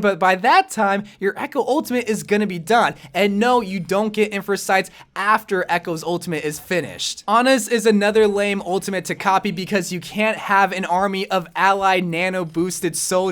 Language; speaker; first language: English; native; English